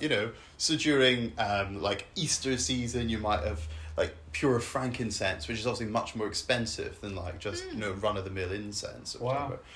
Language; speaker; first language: English; native; English